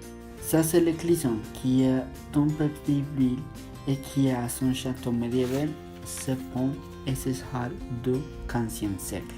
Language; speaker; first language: French; non-native, learner; Spanish